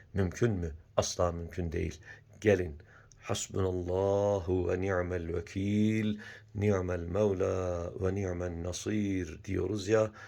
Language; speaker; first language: Turkish; native; Turkish